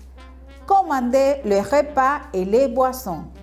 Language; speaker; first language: French; non-native, fluent; Spanish